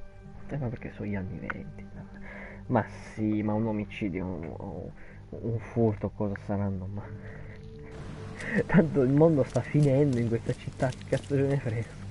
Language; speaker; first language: Italian; native; Italian